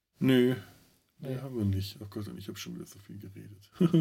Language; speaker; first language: German; native; German